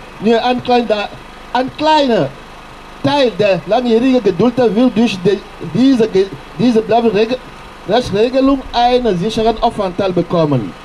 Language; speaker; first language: German; non-native, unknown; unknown